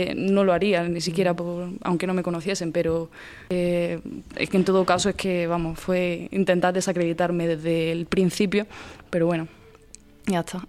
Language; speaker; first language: Spanish; native; Spanish